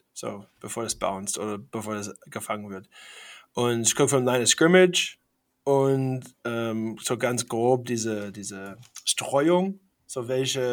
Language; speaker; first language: German; non-native, fluent; English